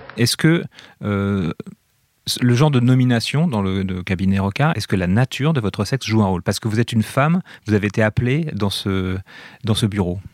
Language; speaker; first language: French; native; French